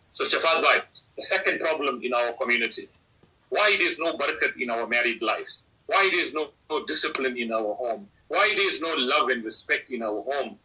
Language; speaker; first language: English; early bilingual, other home language; Urdu